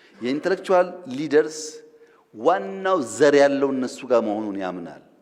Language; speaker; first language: Amharic; non-native, local second language; Oromo